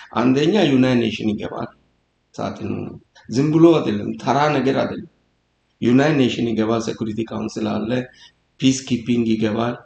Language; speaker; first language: Amharic; non-native, local second language; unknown